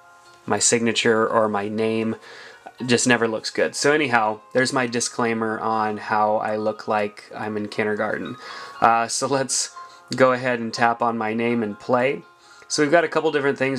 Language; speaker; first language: English; native; English